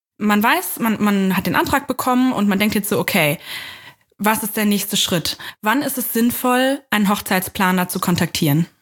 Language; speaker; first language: German; native; German